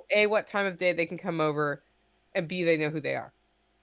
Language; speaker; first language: English; native; English